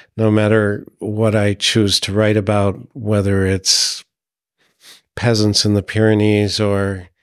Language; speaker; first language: English; native; English